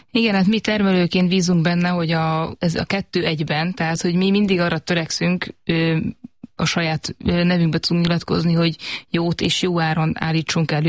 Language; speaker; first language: Hungarian; native; Hungarian